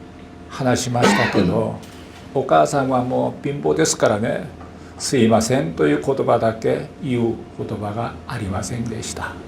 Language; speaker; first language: Japanese; non-native, fluent; Korean